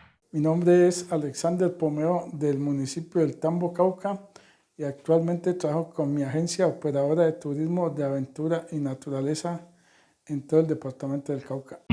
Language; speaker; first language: Spanish; native; Spanish